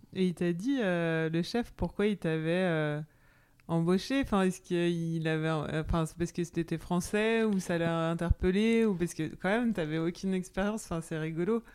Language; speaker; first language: French; native; French